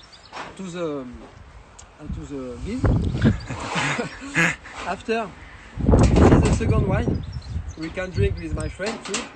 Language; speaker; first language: English; non-native, learner; French